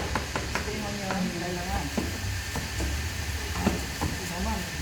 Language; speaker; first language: Filipino; non-native, learner; Korean